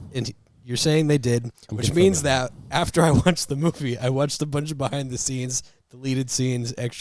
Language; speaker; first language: English; native; English